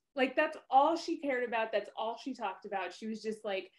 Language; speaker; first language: English; native; English